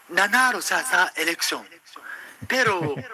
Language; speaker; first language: Filipino; non-native, learner; Japanese